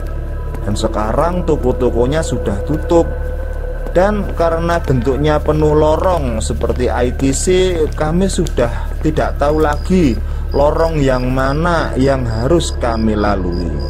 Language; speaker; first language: Indonesian; native; Indonesian